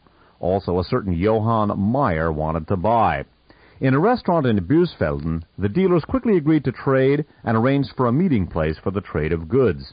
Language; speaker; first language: English; native; English